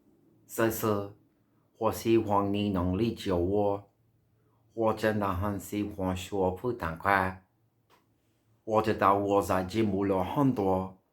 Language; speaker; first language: Chinese; non-native, learner; English